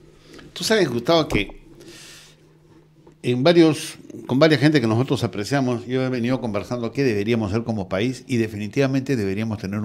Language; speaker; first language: Spanish; native; Spanish